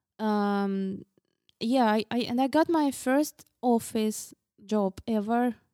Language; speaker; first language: English; non-native, fluent; Russian